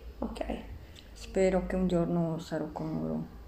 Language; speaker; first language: Italian; non-native, learner; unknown